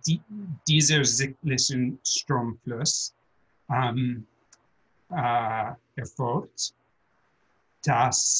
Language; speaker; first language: German; non-native, learner; English